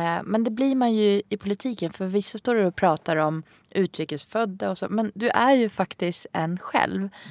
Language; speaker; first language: Swedish; early bilingual, other home language; Arabic